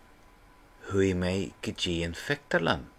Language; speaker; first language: Irish; non-native, learner; English